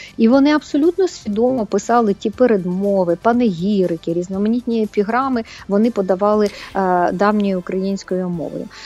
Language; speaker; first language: Ukrainian; native; Ukrainian